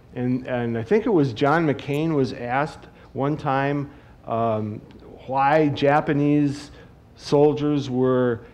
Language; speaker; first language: English; native; English